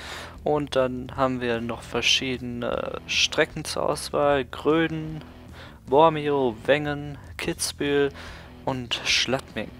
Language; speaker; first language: German; native; German